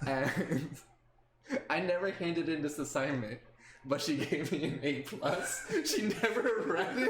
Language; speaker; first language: English; native; English